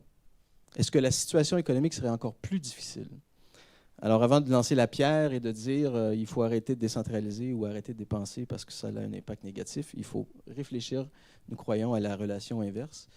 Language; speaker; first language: French; native; French